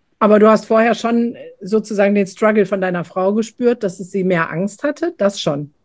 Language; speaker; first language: German; native; German